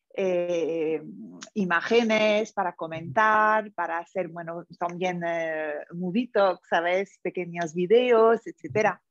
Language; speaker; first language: Spanish; non-native, fluent; French